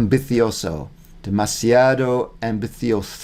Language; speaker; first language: Spanish; non-native, learner; English